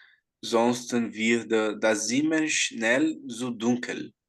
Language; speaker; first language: German; non-native, learner; Portuguese